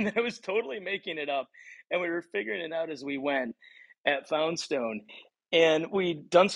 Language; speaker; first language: English; native; English